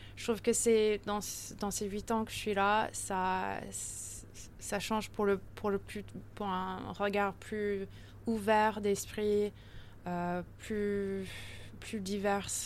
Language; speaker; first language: French; early bilingual, heritage; French